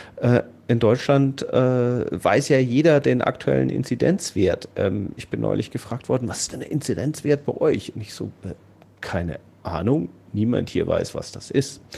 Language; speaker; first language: German; native; German